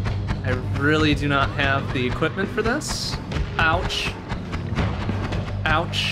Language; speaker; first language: English; native; English